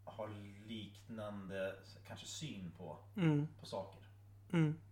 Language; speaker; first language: Swedish; non-native, fluent; English